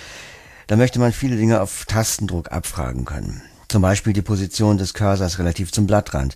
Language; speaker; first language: German; native; German